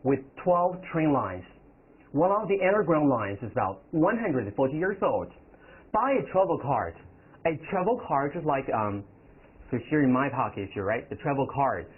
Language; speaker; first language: English; non-native, fluent; Chinese